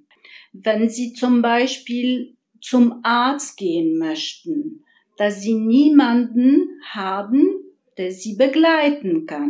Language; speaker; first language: German; non-native, fluent; Arabic